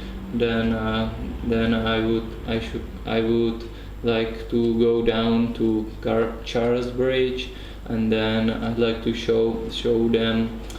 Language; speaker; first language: English; non-native, learner; Czech